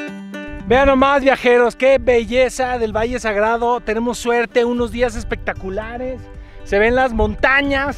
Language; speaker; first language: Spanish; native; Spanish